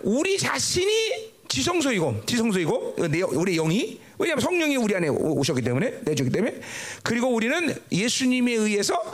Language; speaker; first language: Korean; native; Korean